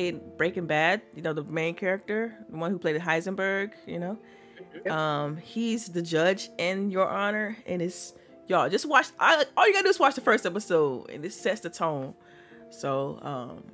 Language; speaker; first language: English; native; English